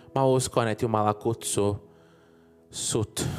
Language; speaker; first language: Finnish; non-native, fluent; Portuguese